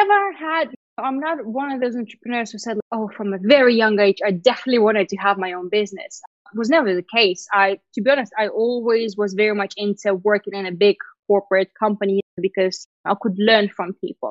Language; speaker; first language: English; non-native, fluent; Russian